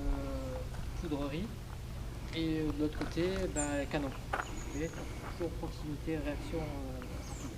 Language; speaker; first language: French; native; French